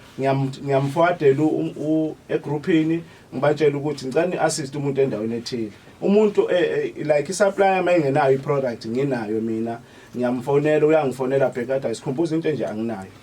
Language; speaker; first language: Zulu; native; Zulu